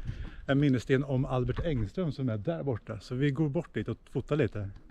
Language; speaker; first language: Swedish; native; Swedish